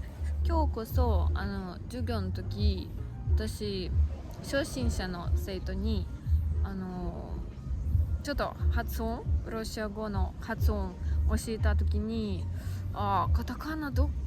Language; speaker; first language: Japanese; non-native, learner; Russian